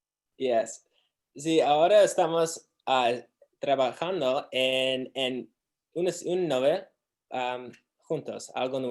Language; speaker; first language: Spanish; non-native, learner; English